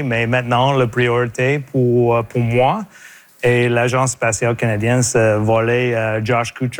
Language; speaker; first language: French; non-native, local second language; English